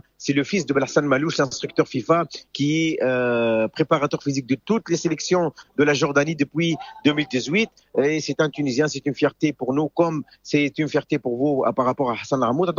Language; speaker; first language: French; non-native, local second language; Arabic